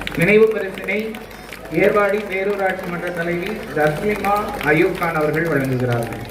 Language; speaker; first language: Tamil; native; Tamil